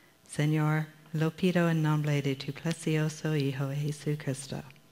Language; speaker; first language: Spanish; non-native, learner; English